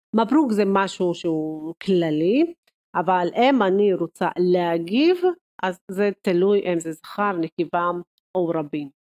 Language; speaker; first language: Hebrew; non-native, local second language; Arabic